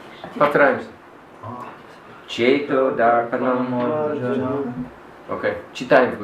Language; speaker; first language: Russian; non-native, learner; English